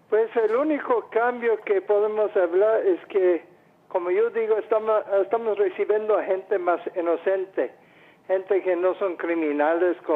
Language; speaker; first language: Spanish; non-native, fluent; English